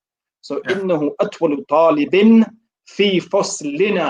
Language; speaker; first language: Arabic; non-native, fluent; English